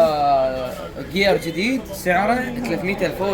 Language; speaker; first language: Arabic; native; Arabic